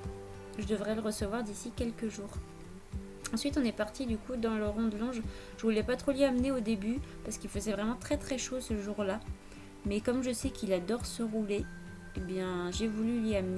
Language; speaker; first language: French; native; French